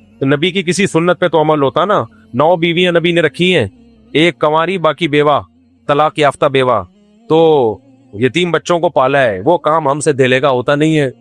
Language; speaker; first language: Urdu; native; Urdu